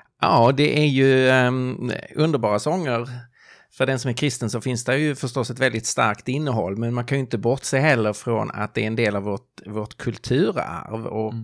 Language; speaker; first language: Swedish; native; Swedish